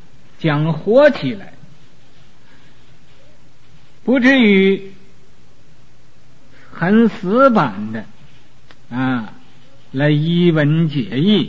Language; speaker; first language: Chinese; native; Chinese